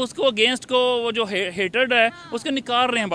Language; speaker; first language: Hindi; native; Hindi